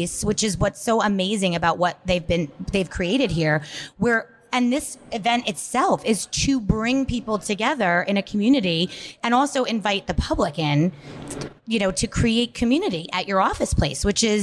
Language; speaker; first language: English; native; English